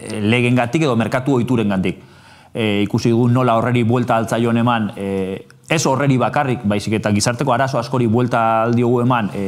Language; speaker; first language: Basque; native; Basque